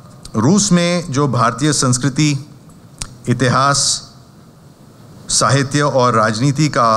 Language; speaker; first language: Hindi; native; Hindi